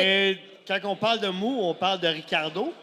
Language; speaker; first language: French; native; French